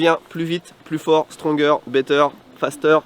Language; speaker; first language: French; native; French